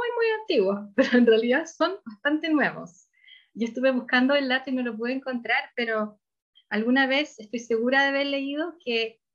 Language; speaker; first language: Spanish; early bilingual, heritage; Spanish